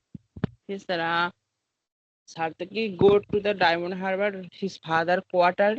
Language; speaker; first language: English; non-native, learner; Bangla